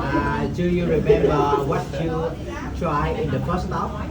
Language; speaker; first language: English; non-native, fluent; Vietnamese